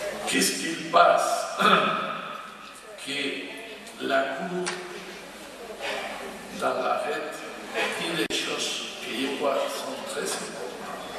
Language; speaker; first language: French; non-native, fluent; Spanish